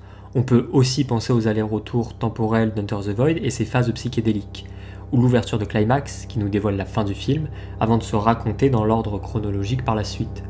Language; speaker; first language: French; native; French